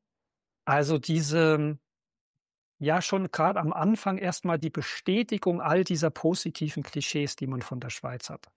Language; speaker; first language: German; native; German